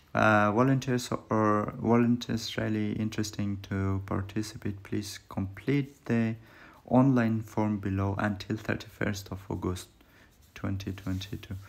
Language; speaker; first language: English; non-native, learner; Persian